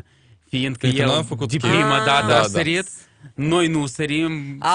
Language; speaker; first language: Romanian; non-native, local second language; Russian